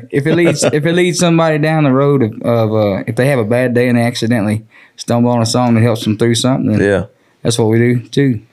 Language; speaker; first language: English; native; English